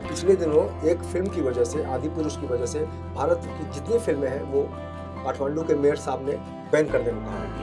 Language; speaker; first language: Hindi; native; Hindi